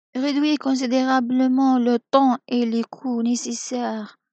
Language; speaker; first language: French; non-native, local second language; Arabic